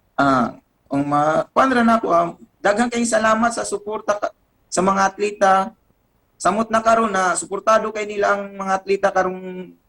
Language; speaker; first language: Cebuano; native; Cebuano